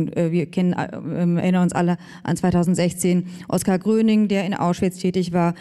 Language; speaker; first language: German; native; German